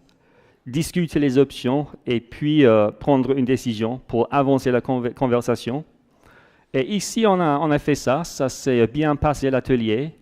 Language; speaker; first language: French; non-native, fluent; English